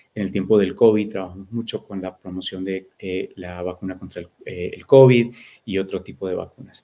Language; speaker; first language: Spanish; early bilingual, heritage; Spanish